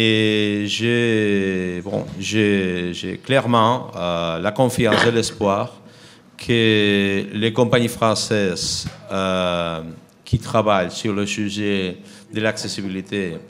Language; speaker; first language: French; non-native, fluent; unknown